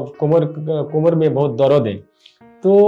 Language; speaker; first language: Hindi; non-native, learner; Bangla